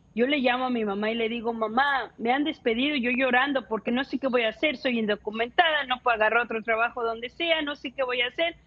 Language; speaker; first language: Spanish; native; Spanish